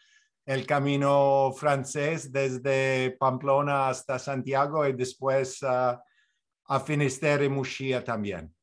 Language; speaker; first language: Spanish; non-native, fluent; English